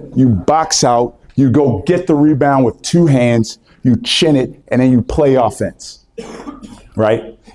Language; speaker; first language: English; native; English